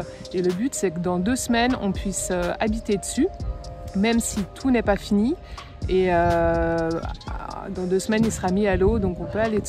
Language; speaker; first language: French; native; French